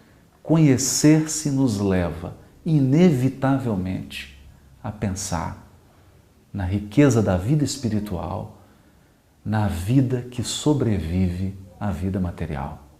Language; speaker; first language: Portuguese; native; Portuguese